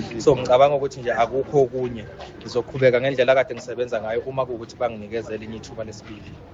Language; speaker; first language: Zulu; native; Zulu